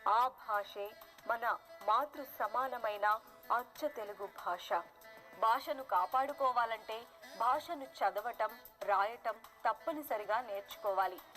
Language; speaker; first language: Telugu; early bilingual, heritage; Telugu